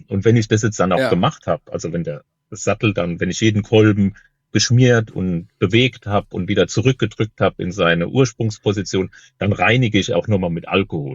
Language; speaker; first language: German; native; German